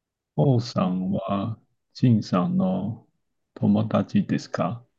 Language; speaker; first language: Japanese; non-native, learner; Chinese